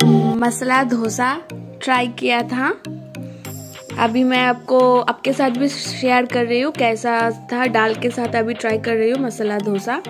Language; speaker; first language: Hindi; non-native, local second language; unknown